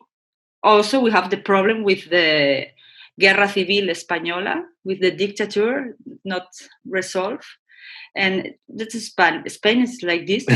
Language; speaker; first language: English; non-native, learner; Spanish